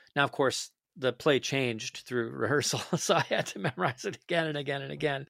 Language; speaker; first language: English; native; English